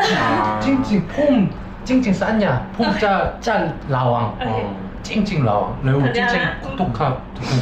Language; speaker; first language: Thai; non-native, learner; Korean